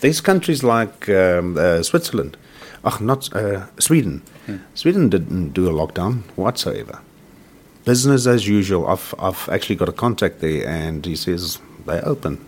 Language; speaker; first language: English; non-native, local second language; Afrikaans